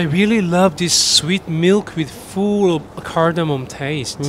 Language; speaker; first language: English; non-native, fluent; Korean